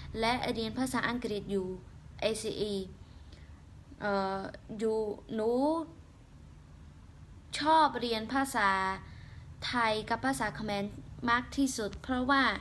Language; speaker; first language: Thai; non-native, learner; Khmer